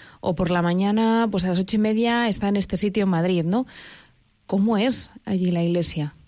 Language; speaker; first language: Spanish; native; Spanish